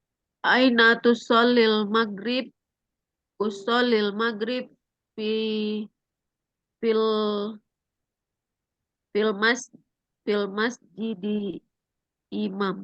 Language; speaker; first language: Arabic; non-native, learner; Indonesian